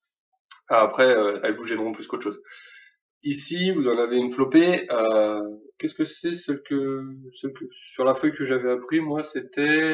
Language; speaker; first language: French; native; French